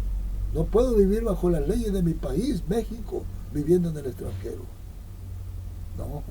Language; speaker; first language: Spanish; native; Spanish